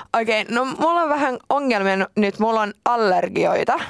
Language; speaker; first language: Finnish; non-native, local second language; Swedish